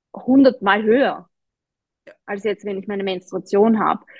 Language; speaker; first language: German; native; German